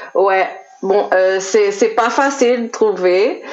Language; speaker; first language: French; non-native, learner; Portuguese